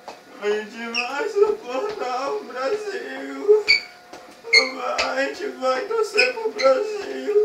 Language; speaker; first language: Portuguese; early bilingual, heritage; Portuguese